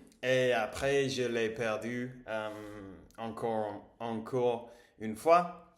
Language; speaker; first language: French; non-native, learner; English